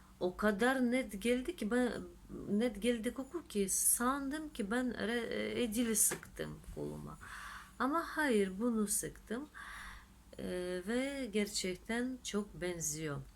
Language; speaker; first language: Turkish; non-native, fluent; Russian